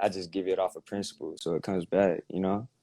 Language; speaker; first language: English; native; English